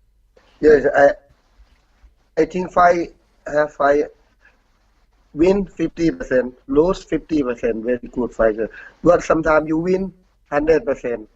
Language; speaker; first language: English; non-native, learner; Thai